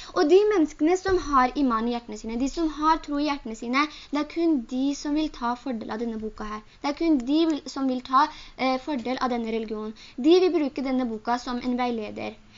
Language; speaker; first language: Norwegian; early bilingual, other home language; Urdu